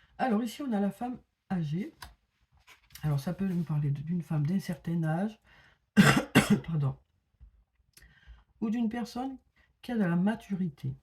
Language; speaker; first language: French; native; French